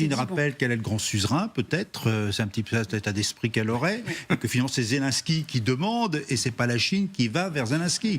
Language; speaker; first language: French; native; French